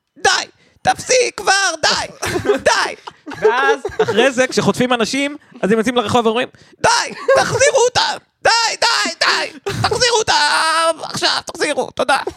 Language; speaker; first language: Hebrew; native; Hebrew